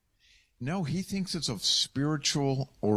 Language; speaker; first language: English; native; English